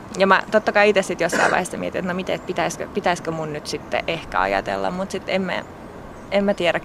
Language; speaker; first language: Finnish; native; Finnish